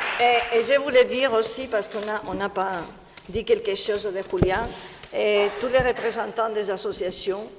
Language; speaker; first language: French; non-native, fluent; Spanish